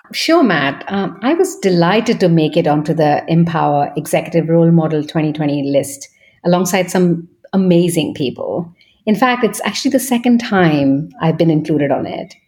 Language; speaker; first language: English; non-native, local second language; Bangla